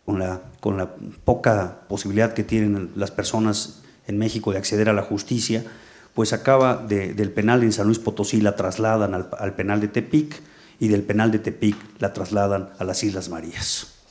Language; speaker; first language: Spanish; native; Spanish